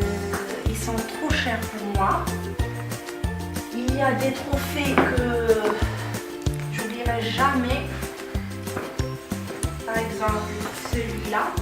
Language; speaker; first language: French; non-native, local second language; Arabic